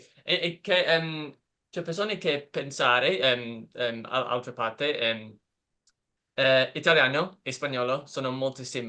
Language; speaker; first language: Italian; non-native, learner; English